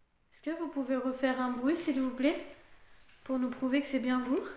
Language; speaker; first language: French; native; French